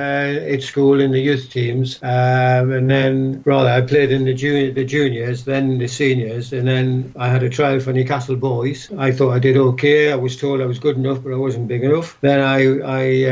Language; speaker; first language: English; native; English